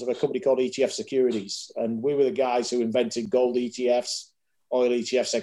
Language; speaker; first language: English; native; English